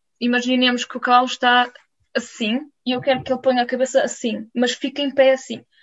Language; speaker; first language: Portuguese; early bilingual, heritage; Portuguese